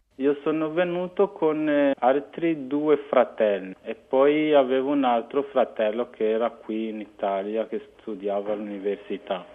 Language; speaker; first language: Italian; non-native, fluent; Kinyarwanda